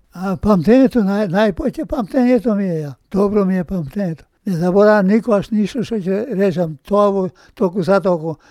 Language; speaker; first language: Macedonian; native; Macedonian